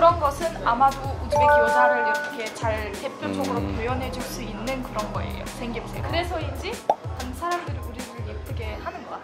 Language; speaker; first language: Korean; non-native, fluent; Uzbek